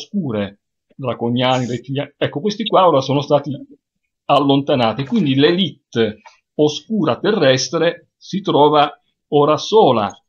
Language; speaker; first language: Italian; native; Italian